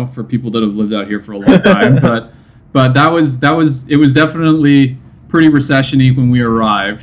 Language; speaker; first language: English; native; English